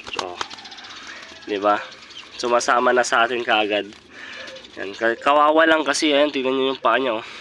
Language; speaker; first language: Filipino; non-native, local second language; Iloko